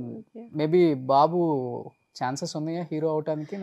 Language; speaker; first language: Telugu; native; Telugu